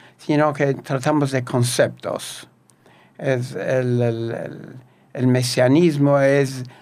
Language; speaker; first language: Spanish; non-native, fluent; Turkish